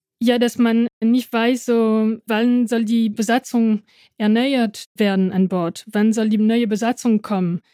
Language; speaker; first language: German; non-native, fluent; French